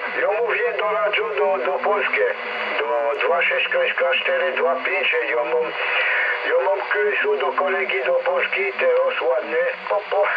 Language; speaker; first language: Polish; non-native, learner; French